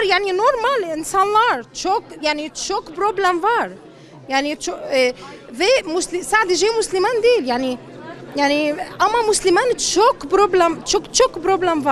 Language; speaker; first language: Turkish; non-native, learner; Arabic